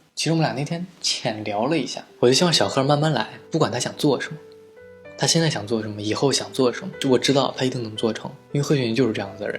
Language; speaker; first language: Chinese; native; Chinese